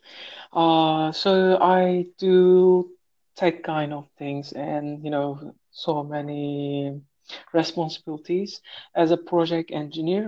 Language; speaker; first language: English; non-native, fluent; Turkish